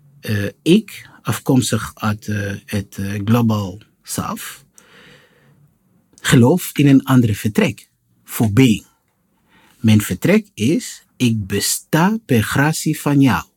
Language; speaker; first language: Dutch; non-native, fluent; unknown